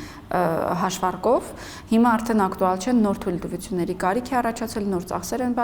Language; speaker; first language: Armenian; native; Armenian